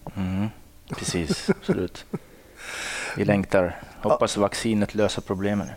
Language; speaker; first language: Swedish; non-native, fluent; Arabic